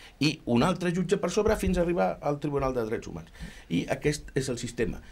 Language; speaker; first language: Catalan; native; Catalan